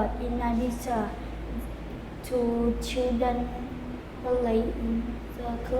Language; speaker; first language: English; non-native, learner; Vietnamese